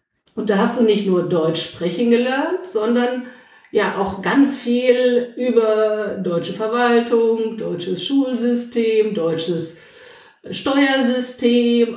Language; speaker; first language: German; native; German